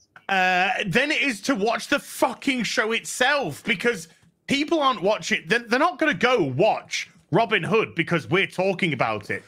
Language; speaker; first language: English; native; English